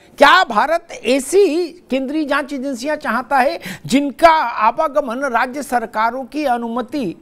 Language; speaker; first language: Hindi; native; Hindi